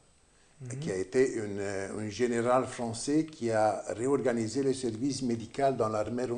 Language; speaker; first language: French; non-native, fluent; Romanian